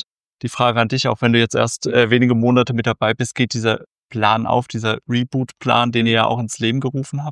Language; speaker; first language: German; native; German